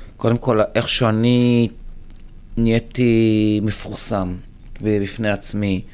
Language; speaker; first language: Hebrew; native; Hebrew